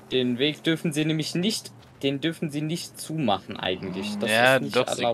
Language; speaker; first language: German; native; German